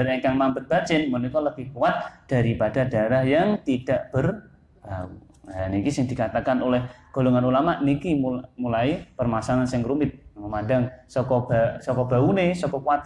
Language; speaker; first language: Indonesian; non-native, local second language; Javanese